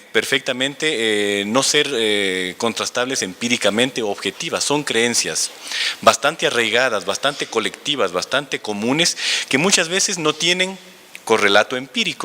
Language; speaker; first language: Spanish; native; Spanish